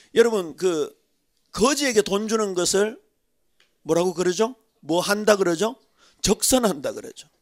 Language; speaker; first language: Korean; native; Korean